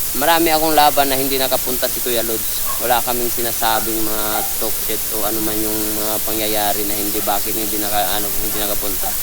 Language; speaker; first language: Filipino; non-native, local second language; Cebuano